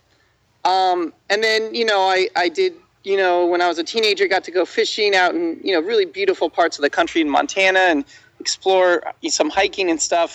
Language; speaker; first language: English; native; English